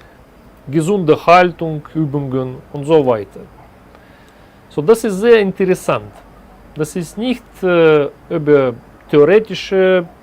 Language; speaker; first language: German; non-native, learner; Russian